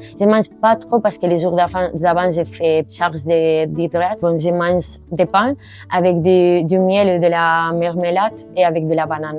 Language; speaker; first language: French; non-native, learner; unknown